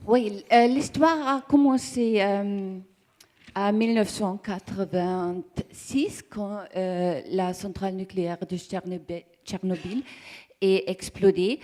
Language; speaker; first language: French; non-native, learner; German